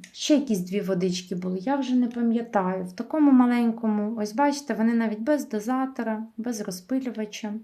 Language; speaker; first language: Ukrainian; native; Ukrainian